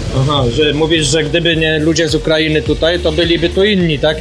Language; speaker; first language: Polish; native; Polish